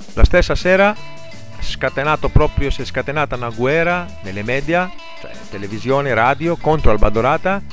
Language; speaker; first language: Italian; non-native, fluent; Greek